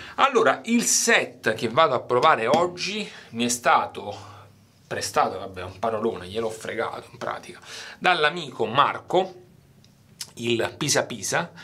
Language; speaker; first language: Italian; native; Italian